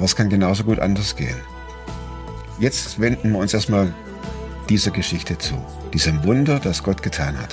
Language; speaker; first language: German; native; German